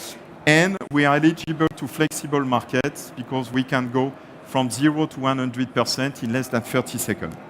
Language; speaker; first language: English; non-native, fluent; French